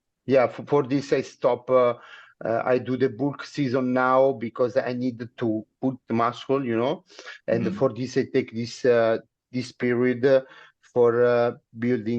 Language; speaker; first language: English; non-native, learner; Italian